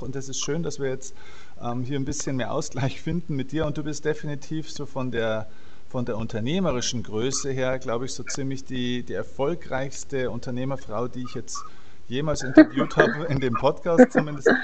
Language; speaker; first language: German; native; German